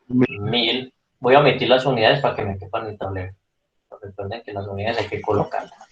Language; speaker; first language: Spanish; native; Spanish